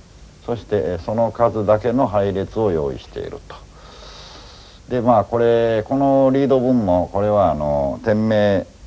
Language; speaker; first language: Japanese; native; Japanese